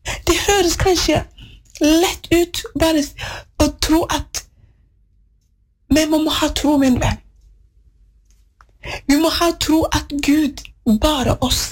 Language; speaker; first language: Norwegian; non-native, fluent; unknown